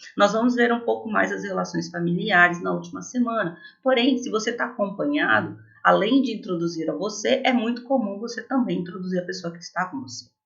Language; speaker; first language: Portuguese; native; Portuguese